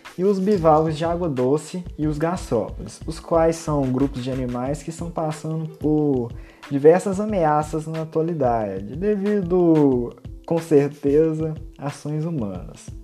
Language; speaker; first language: Portuguese; native; Portuguese